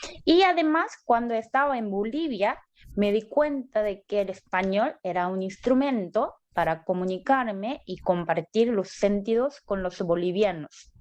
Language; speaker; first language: Spanish; non-native, learner; Korean